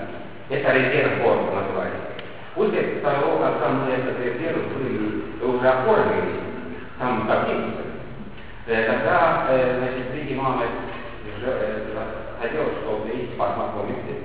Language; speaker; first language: Russian; non-native, local second language; Estonian